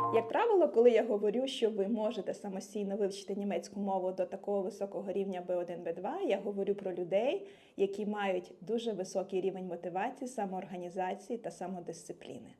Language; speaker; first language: Ukrainian; native; Ukrainian